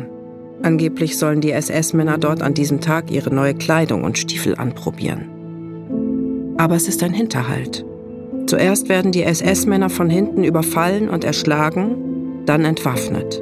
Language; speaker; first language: German; native; German